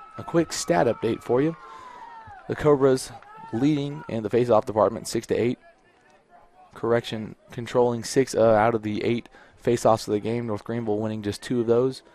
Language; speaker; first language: English; native; English